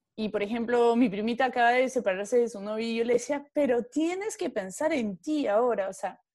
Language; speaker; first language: Spanish; non-native, fluent; French